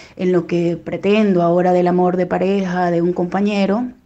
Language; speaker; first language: Spanish; native; Spanish